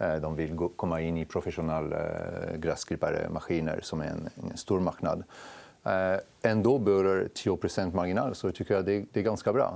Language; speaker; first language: Swedish; non-native, fluent; French